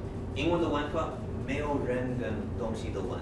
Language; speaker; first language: Chinese; non-native, fluent; English